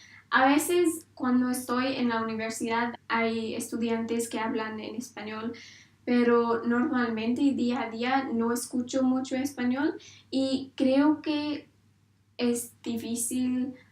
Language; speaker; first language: Spanish; non-native, learner; English